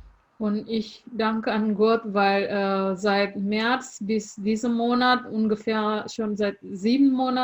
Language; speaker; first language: German; non-native, fluent; Indonesian